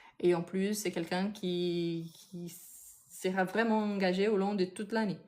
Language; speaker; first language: French; non-native, fluent; Portuguese